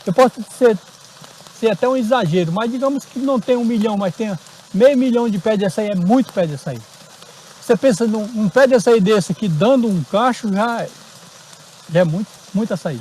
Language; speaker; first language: Portuguese; native; Portuguese